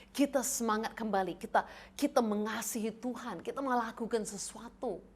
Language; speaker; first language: Indonesian; non-native, fluent; English